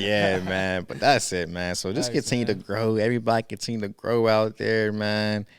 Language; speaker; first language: English; native; English